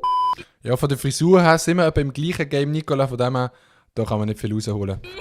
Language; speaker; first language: German; native; German